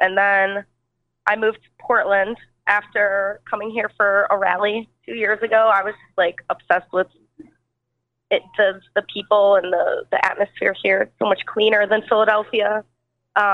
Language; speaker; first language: English; native; English